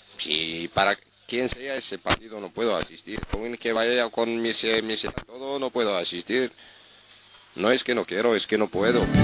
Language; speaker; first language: Spanish; non-native, fluent; Arabic